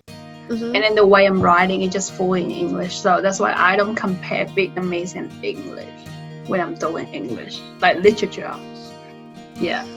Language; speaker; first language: English; non-native, fluent; Vietnamese